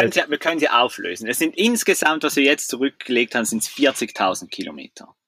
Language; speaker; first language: German; native; German